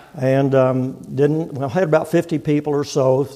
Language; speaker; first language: English; native; English